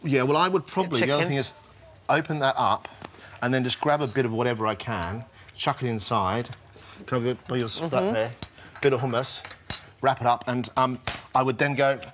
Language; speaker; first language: English; native; English